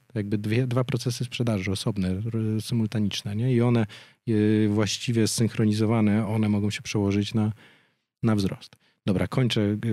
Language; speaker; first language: Polish; native; Polish